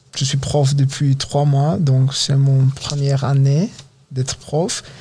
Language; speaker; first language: French; non-native, fluent; English